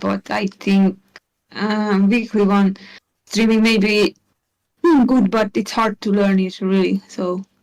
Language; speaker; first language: English; non-native, learner; Hungarian